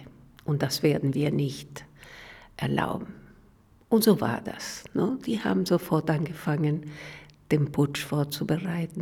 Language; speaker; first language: German; non-native, fluent; Spanish